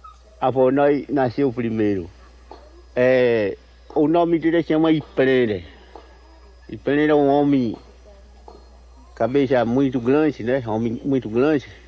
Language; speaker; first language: Portuguese; non-native, local second language; Kayapó